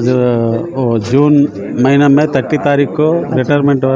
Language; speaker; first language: Hindi; non-native, local second language; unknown